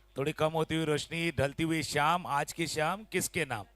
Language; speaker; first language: Hindi; non-native, local second language; Marathi